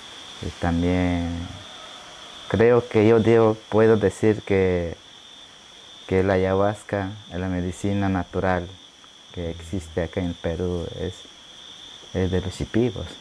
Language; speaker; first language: Spanish; non-native, local second language; Shipibo-Conibo